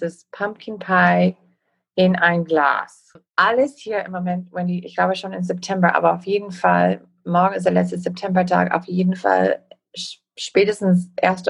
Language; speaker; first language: German; non-native, fluent; English